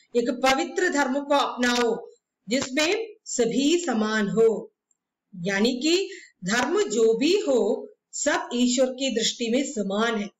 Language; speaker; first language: Hindi; non-native, local second language; Malayalam